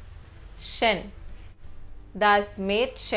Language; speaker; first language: German; non-native, fluent; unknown